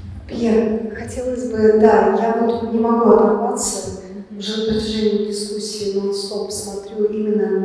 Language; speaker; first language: Russian; native; Russian